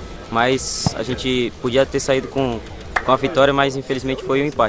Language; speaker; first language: Portuguese; native; Portuguese